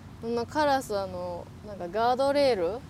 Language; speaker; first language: Japanese; non-native, learner; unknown